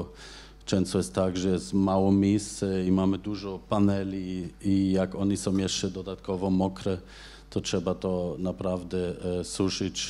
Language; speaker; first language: Polish; non-native, fluent; German